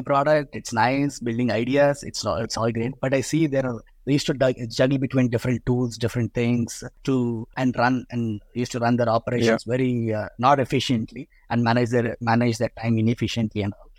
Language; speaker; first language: English; non-native, local second language; Telugu